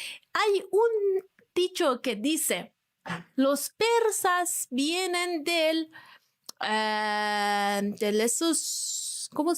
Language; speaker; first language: Spanish; non-native, fluent; Persian